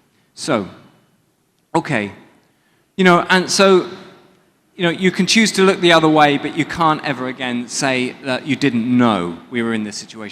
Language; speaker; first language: English; native; English